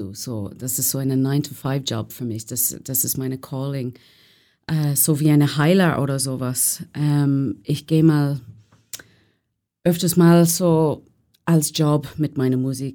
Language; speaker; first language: German; non-native, fluent; English